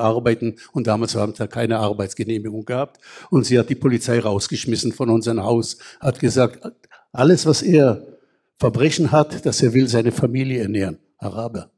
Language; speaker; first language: German; non-native, fluent; Hebrew